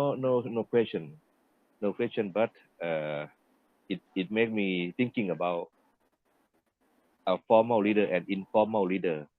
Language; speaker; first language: English; non-native, learner; Thai